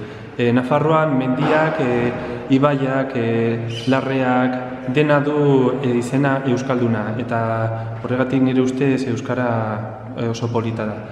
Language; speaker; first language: Basque; non-native, local second language; Spanish